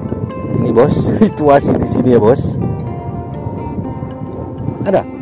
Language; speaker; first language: Malay; native; Malay